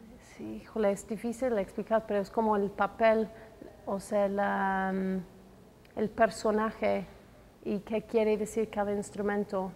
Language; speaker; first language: Spanish; non-native, fluent; English